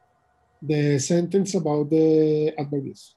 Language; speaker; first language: English; non-native, learner; Spanish